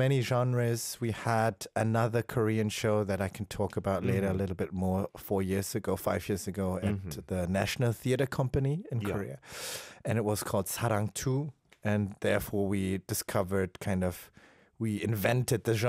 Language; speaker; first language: English; non-native, fluent; German